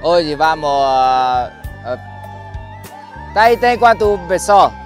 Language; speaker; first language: Portuguese; non-native, learner; Vietnamese